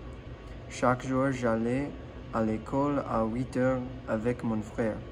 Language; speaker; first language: French; non-native, learner; English